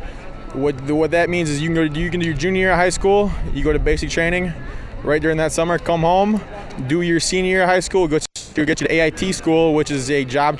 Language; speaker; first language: English; native; English